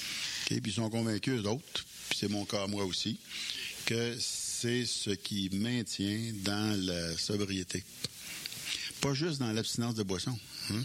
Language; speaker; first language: French; native; French